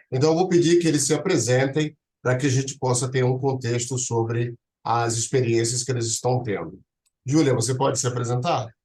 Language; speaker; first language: Portuguese; native; Portuguese